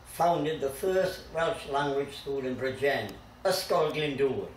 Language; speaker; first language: English; native; English